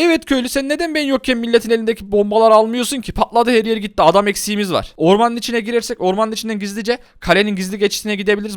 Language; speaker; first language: Turkish; native; Turkish